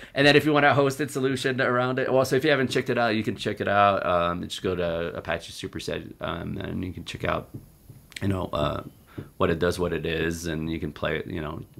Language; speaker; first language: English; native; English